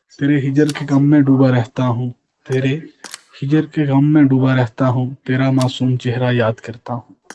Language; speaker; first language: Urdu; non-native, local second language; Punjabi